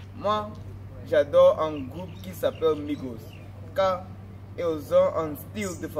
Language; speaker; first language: French; non-native, learner; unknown